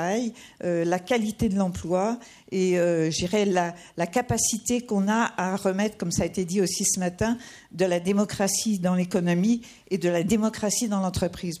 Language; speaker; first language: French; native; French